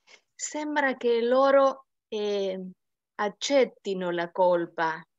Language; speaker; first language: Italian; non-native, learner; Spanish